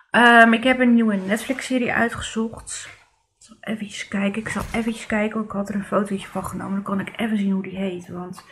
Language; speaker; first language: Dutch; native; Dutch